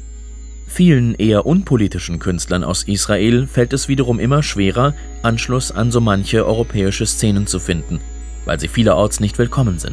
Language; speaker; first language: German; native; German